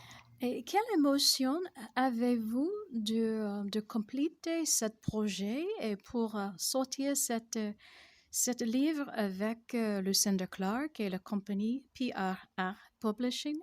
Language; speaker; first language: French; non-native, fluent; English